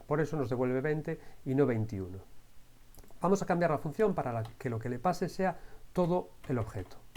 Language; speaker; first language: Spanish; native; Spanish